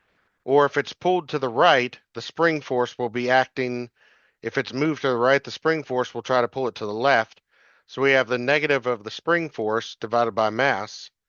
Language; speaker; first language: English; native; English